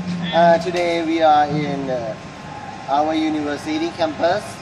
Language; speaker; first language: English; non-native, learner; Thai